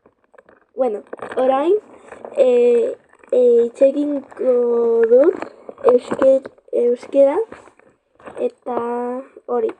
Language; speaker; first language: Basque; non-native, local second language; Spanish